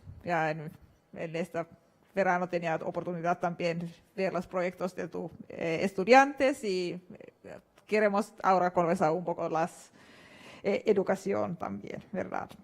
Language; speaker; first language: Spanish; non-native, fluent; Finnish